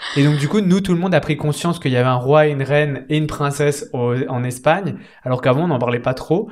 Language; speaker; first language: French; native; French